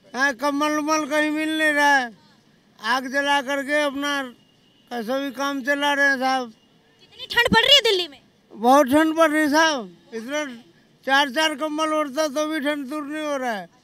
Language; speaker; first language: Hindi; native; Hindi